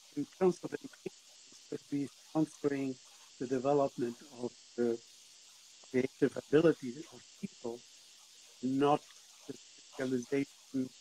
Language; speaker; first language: English; non-native, fluent; Spanish